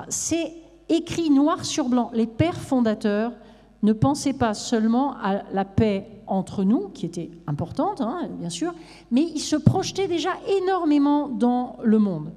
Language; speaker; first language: French; native; French